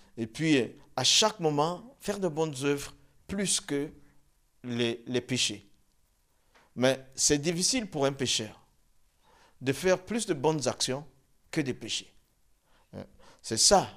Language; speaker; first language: French; non-native, local second language; Dyula